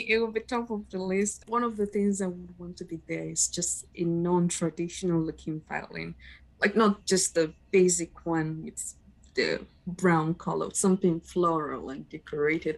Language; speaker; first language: English; non-native, local second language; Igbo